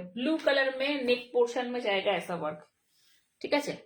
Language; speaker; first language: Hindi; non-native, local second language; Bangla